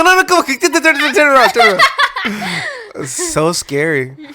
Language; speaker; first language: English; native; English